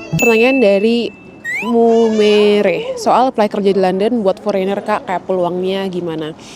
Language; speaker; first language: Indonesian; native; Indonesian